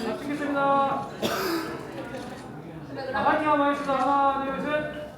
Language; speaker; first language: Korean; native; Korean